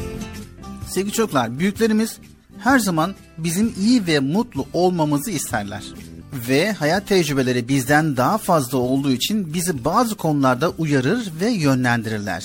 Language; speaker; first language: Turkish; native; Turkish